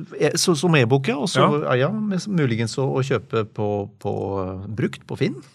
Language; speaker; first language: Norwegian; native; Norwegian